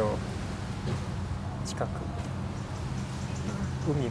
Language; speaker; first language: Japanese; non-native, learner; English